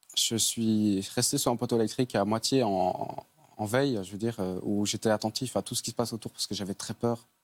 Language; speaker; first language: French; native; French